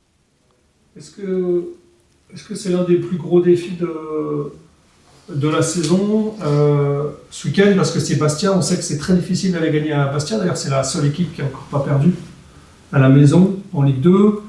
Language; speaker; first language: French; native; French